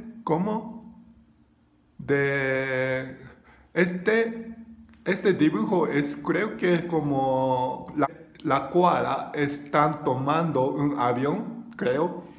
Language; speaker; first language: Spanish; non-native, learner; Japanese